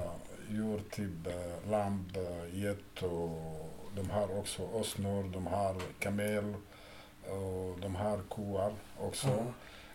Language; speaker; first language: Swedish; non-native, fluent; Arabic